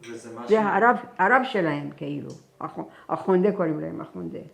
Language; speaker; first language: Hebrew; non-native, fluent; Persian